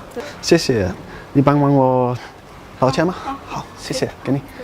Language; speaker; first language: Chinese; non-native, learner; English